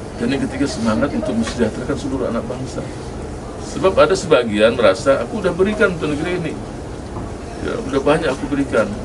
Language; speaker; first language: Indonesian; native; Indonesian